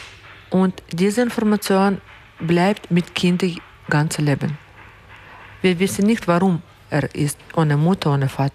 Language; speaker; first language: German; non-native, learner; Ukrainian